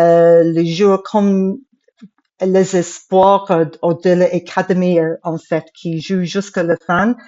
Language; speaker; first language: French; non-native, fluent; English